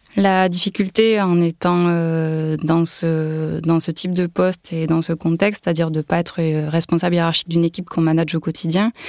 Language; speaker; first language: French; native; French